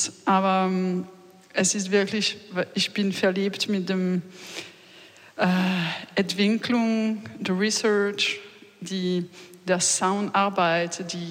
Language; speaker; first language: German; non-native, fluent; French